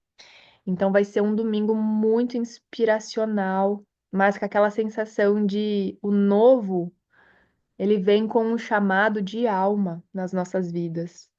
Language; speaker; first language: Portuguese; native; Portuguese